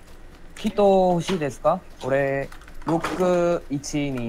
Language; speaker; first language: Japanese; non-native, learner; Korean